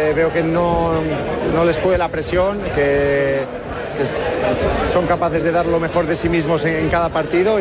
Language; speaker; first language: Spanish; non-native, fluent; French